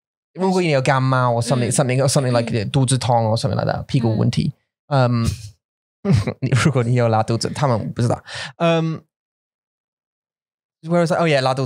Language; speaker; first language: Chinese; non-native, learner; English